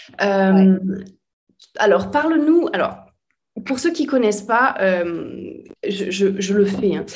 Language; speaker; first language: French; native; French